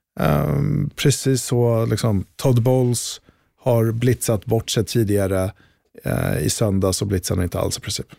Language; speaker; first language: Swedish; native; Swedish